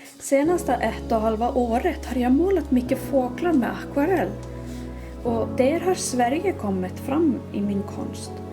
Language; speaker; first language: Swedish; non-native, fluent; Icelandic